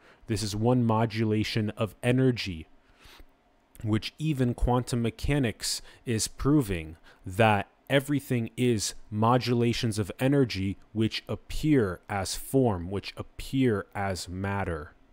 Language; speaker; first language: English; native; English